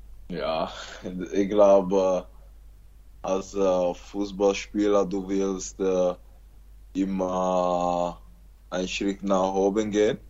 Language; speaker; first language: German; non-native, learner; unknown